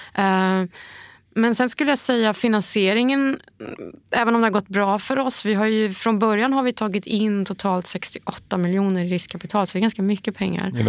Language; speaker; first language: Swedish; early bilingual, heritage; Swedish